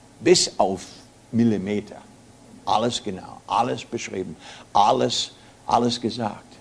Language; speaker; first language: German; non-native, fluent; English